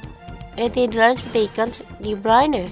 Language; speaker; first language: Dutch; non-native, learner; Indonesian